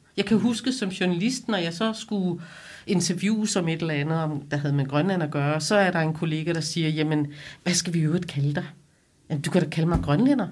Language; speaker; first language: Danish; non-native, local second language; Kalaallisut